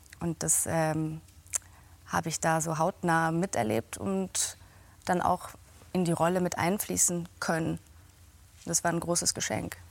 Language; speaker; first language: German; native; German